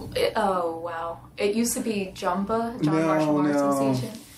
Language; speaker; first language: English; native; English